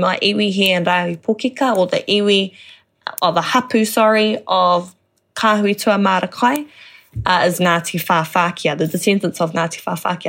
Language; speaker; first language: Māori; non-native, local second language; English